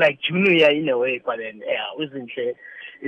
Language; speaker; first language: English; non-native, local second language; Zulu